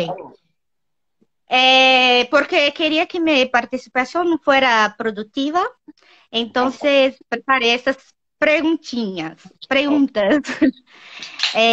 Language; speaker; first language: Spanish; non-native, learner; Portuguese